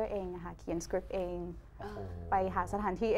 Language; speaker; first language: Thai; non-native, fluent; Portuguese